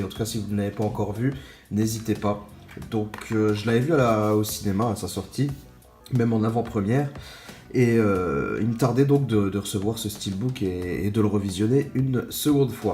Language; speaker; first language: French; native; French